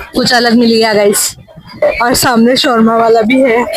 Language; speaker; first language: Hindi; non-native, local second language; Marathi